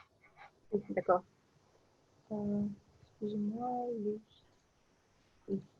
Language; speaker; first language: French; non-native, learner; Russian